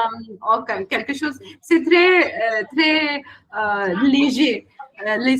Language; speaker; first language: French; non-native, learner; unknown